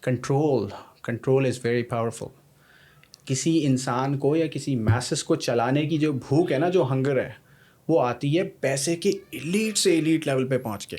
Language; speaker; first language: Urdu; native; Urdu